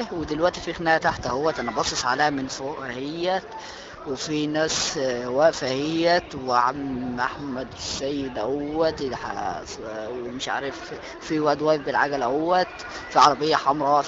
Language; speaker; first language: Arabic; native; Arabic